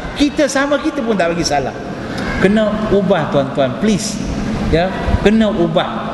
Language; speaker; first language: Malay; non-native, local second language; Tamil